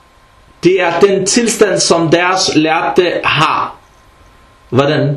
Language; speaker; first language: Danish; early bilingual, other home language; Arabic